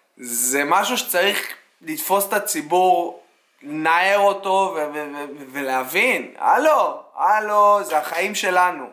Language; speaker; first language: Hebrew; native; Hebrew